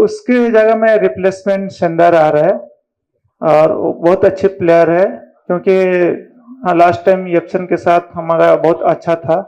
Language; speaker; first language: Hindi; non-native, local second language; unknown